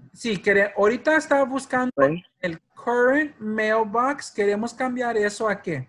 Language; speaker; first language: Spanish; early bilingual, heritage; Spanish